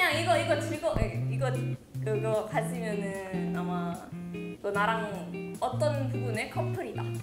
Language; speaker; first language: Korean; non-native, learner; Indonesian